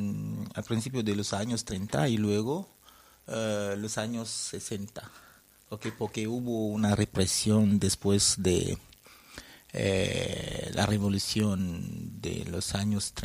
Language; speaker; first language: Spanish; non-native, fluent; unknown